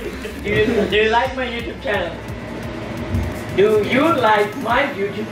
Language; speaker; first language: English; non-native, fluent; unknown